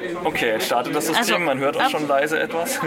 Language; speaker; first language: German; native; German